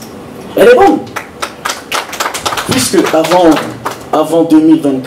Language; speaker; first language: French; non-native, local second language; Sango